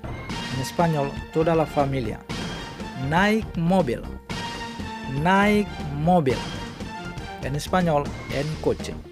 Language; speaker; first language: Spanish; non-native, fluent; Indonesian